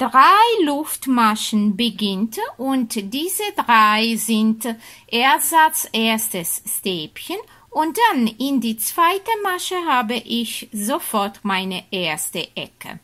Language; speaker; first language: German; non-native, fluent; Italian